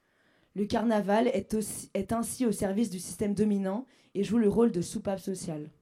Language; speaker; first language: French; native; French